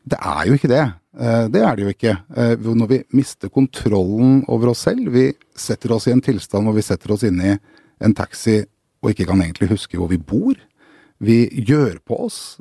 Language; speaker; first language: Norwegian; native; Norwegian